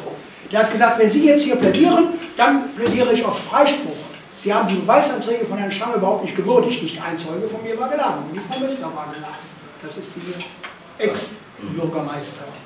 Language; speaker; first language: German; native; German